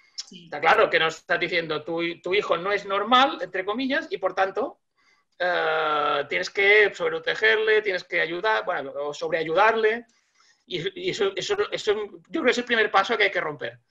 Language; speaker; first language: Spanish; native; Spanish